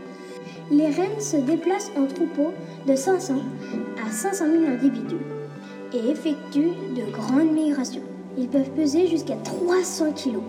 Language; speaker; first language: French; native; French